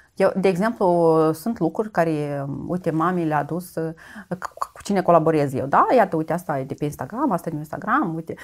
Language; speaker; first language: Romanian; native; Romanian